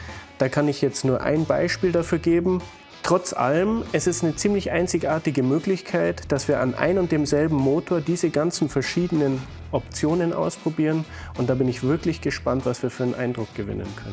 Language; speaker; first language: German; native; German